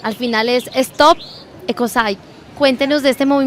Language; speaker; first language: Spanish; native; Spanish